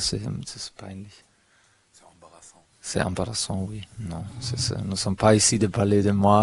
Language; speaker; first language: French; non-native, fluent; German